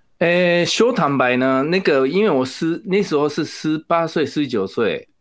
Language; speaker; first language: Chinese; non-native, fluent; Japanese